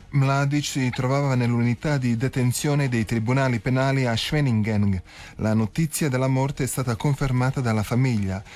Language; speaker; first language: Italian; native; Italian